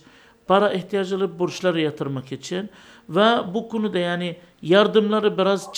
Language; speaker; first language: Turkish; non-native, learner; Arabic